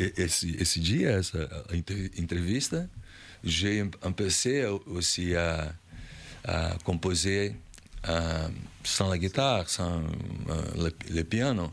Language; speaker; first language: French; non-native, learner; Portuguese